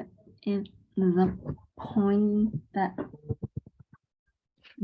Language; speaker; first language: English; non-native, learner; Vietnamese